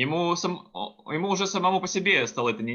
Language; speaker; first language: Russian; native; Russian